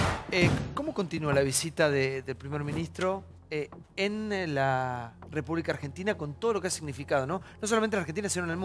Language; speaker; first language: Spanish; native; Spanish